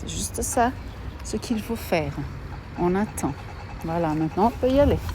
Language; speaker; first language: French; non-native, fluent; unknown